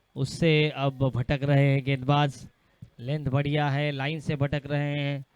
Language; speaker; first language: Hindi; non-native, local second language; Marathi